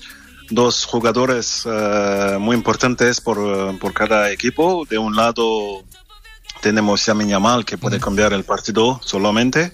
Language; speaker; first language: Spanish; non-native, fluent; French